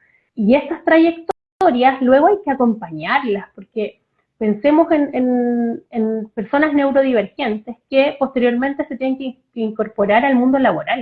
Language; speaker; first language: Spanish; native; Spanish